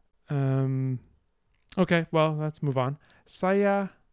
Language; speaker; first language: English; native; English